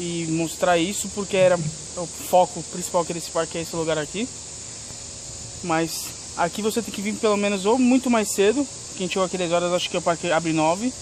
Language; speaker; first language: Portuguese; native; Portuguese